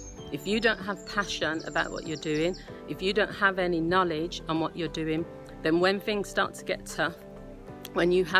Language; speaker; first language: English; native; English